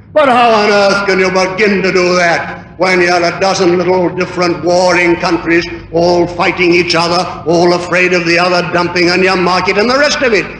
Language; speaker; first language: English; native; English